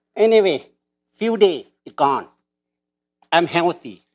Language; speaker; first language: English; early bilingual, other home language; Lao